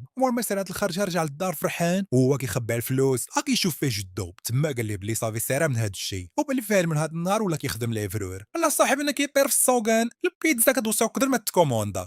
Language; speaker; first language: Arabic; native; Arabic